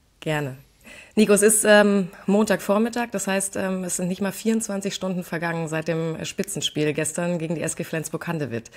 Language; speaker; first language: German; native; German